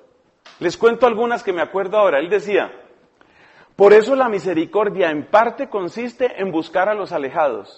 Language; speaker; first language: Spanish; native; Spanish